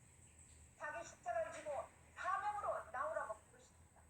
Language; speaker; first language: Korean; native; Korean